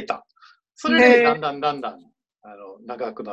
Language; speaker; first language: Japanese; non-native, fluent; English